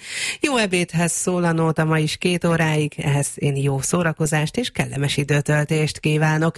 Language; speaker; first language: Hungarian; native; Hungarian